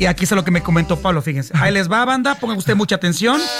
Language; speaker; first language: Spanish; native; Spanish